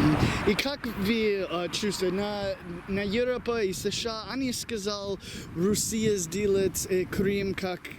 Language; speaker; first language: Russian; non-native, learner; English